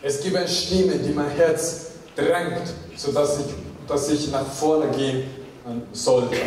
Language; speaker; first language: German; non-native, fluent; Chinese